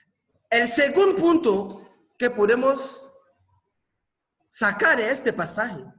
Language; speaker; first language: Spanish; non-native, fluent; French